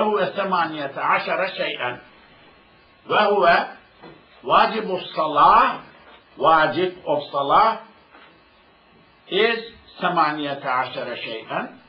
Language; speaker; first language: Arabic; non-native, fluent; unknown